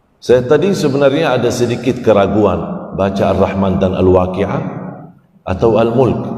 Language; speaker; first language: Malay; non-native, fluent; Arabic